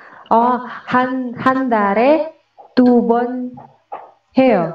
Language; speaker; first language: Korean; non-native, learner; Indonesian